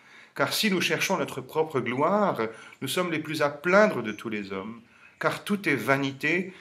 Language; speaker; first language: French; native; French